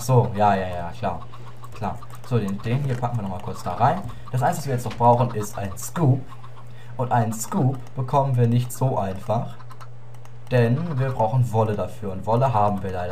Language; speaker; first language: German; native; German